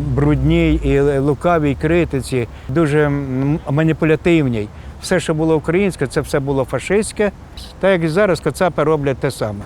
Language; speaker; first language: Ukrainian; native; Ukrainian